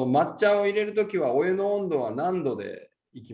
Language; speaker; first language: Japanese; native; Japanese